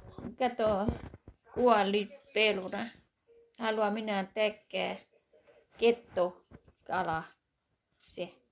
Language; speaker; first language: Finnish; non-native, learner; Thai